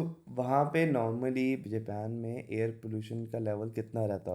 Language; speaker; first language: Hindi; native; Hindi